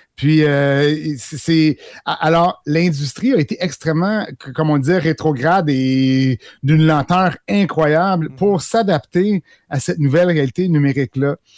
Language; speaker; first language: French; native; French